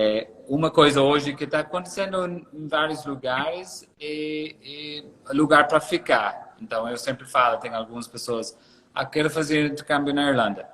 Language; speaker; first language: Portuguese; non-native, fluent; English